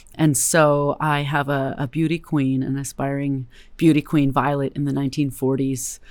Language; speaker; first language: English; native; English